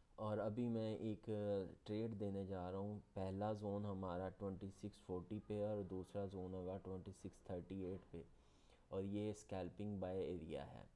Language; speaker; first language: Urdu; non-native, local second language; Punjabi